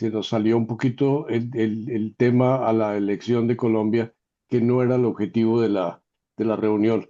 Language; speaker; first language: Spanish; native; Spanish